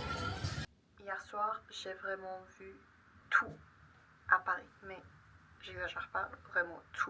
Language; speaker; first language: French; non-native, fluent; Turkish